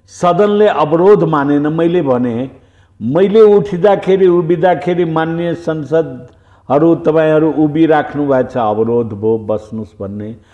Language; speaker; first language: Nepali; non-native, local second language; Bhojpuri